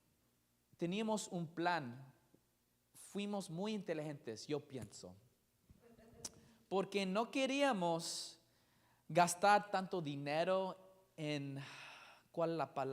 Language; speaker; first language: Spanish; non-native, learner; English